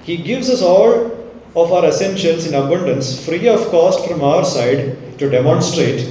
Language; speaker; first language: English; non-native, local second language; Malayalam